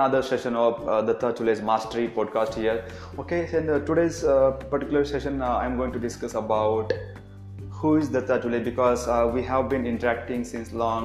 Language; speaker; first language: English; non-native, local second language; Marathi